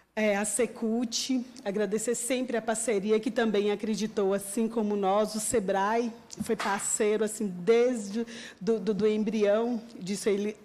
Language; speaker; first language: Portuguese; native; Portuguese